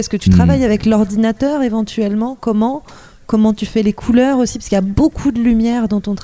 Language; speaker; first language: French; native; French